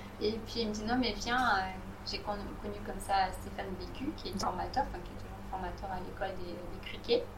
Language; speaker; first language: French; non-native, fluent; Romanian